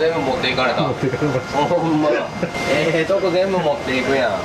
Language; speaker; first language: Japanese; native; Japanese